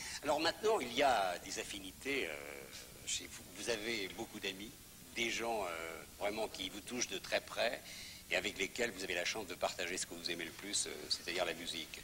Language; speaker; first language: French; native; French